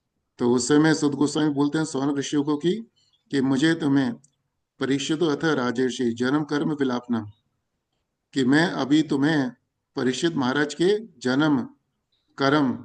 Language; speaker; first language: Hindi; native; Hindi